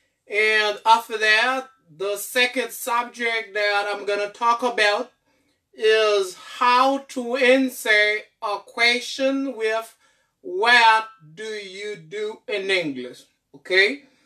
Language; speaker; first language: English; non-native, fluent; Haitian Creole